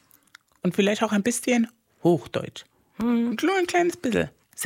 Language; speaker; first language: German; non-native, fluent; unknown